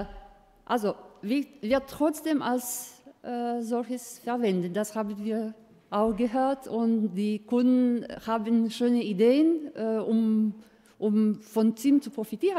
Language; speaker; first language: German; non-native, fluent; Croatian